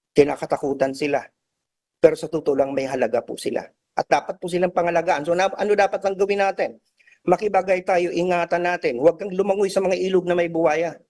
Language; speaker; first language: Filipino; native; Filipino